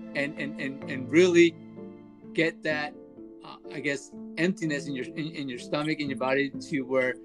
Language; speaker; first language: English; early bilingual, other home language; Spanish